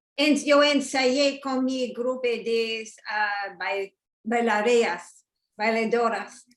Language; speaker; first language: Spanish; non-native, learner; English